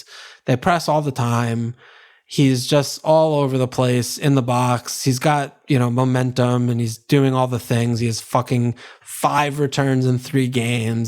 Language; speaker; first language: English; native; English